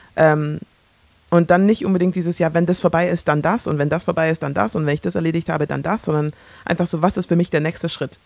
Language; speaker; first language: German; early bilingual, other home language; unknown